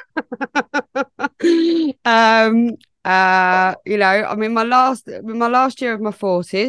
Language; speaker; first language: English; native; English